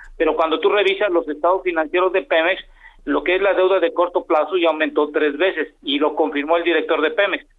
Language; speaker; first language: Spanish; native; Spanish